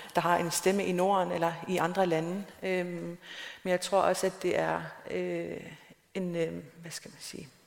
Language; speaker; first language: Danish; non-native, local second language; Kalaallisut